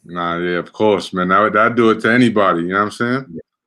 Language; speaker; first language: English; native; English